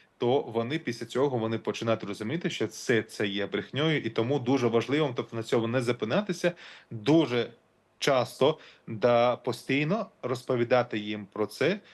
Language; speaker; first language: Ukrainian; non-native, local second language; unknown